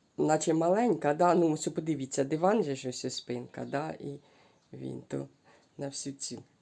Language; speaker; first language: Ukrainian; non-native, local second language; Russian